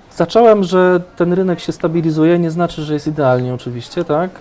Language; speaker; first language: Polish; native; Polish